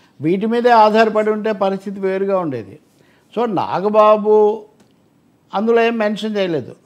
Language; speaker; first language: Telugu; native; Telugu